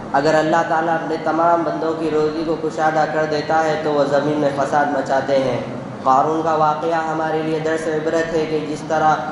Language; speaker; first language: Urdu; native; Urdu